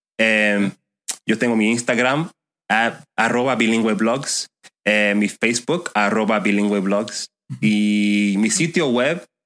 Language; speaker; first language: Spanish; non-native, fluent; English